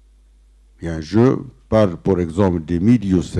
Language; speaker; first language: French; non-native, learner; Arabic